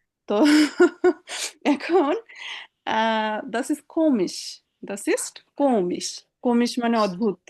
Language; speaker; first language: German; non-native, fluent; Bangla